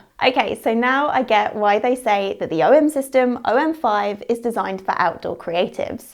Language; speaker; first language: English; native; English